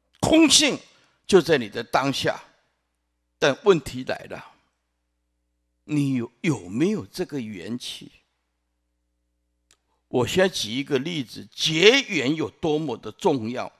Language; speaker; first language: Chinese; non-native, local second language; Min Nan Chinese